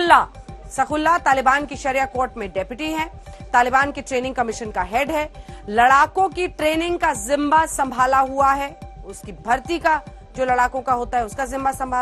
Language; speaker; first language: Hindi; native; Hindi